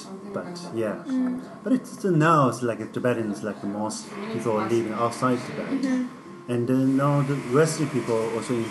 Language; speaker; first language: English; non-native, learner; Chinese